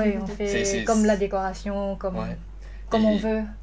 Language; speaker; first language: French; non-native, learner; Lao